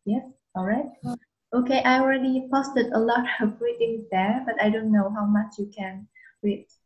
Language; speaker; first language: English; non-native, fluent; Vietnamese